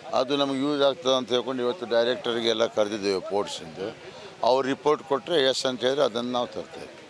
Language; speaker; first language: Kannada; native; Kannada